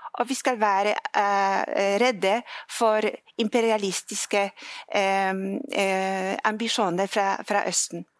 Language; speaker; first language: Norwegian; non-native, fluent; Polish